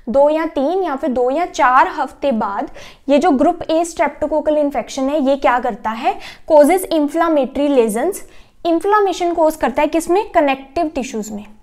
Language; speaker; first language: Hindi; native; Hindi